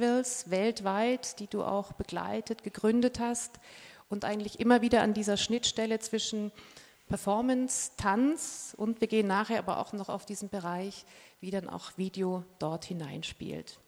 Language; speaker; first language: German; native; German